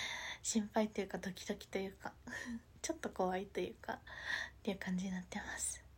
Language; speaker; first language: Japanese; native; Japanese